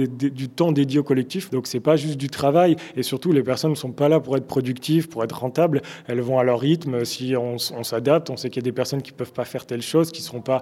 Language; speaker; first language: French; native; French